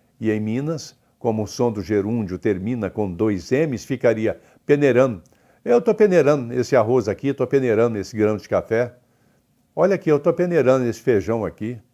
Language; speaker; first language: Portuguese; native; Portuguese